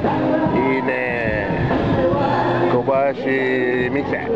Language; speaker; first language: Japanese; non-native, fluent; English